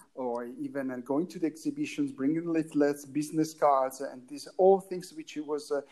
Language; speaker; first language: English; non-native, learner; Italian